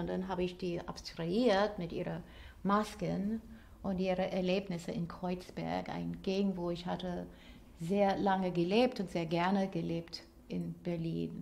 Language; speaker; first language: German; non-native, fluent; English